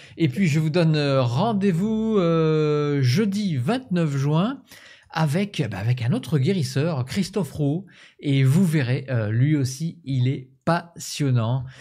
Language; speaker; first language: French; native; French